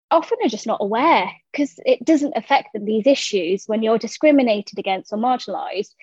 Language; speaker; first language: English; native; English